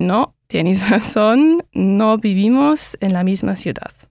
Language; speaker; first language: Spanish; non-native, learner; English